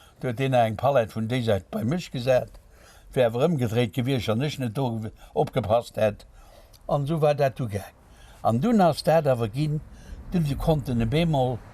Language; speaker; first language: Luxembourgish; native; Luxembourgish